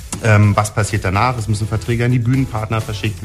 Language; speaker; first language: German; native; German